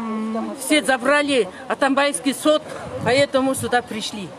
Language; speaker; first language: Russian; non-native, local second language; Kyrgyz